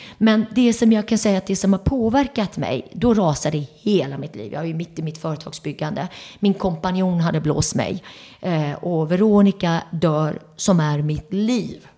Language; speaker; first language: Swedish; early bilingual, other home language; Turoyo